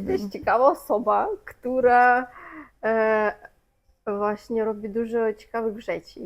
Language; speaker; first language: Polish; non-native, fluent; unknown